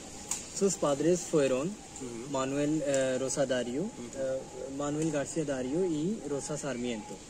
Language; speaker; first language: Spanish; non-native, learner; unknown